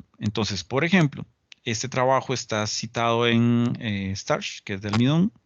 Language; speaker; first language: Spanish; native; Spanish